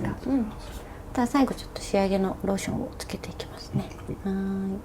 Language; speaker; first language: Japanese; native; Japanese